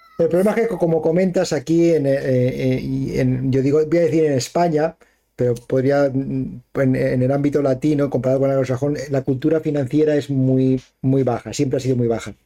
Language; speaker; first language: Spanish; native; Spanish